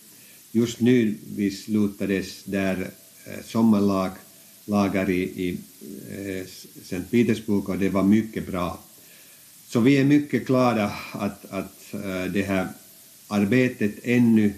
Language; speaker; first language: Swedish; non-native, fluent; Finnish